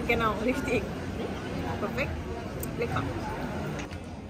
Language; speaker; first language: German; non-native, learner; Thai